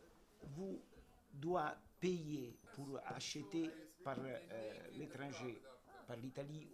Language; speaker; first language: French; non-native, learner; Italian